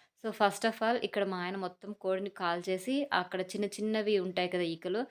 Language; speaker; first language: Telugu; native; Telugu